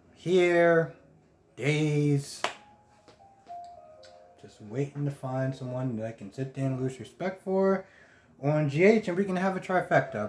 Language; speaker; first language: English; native; English